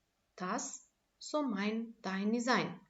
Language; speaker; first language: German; non-native, fluent; Macedonian